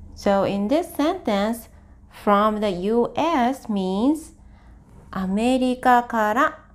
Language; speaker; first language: English; non-native, fluent; Japanese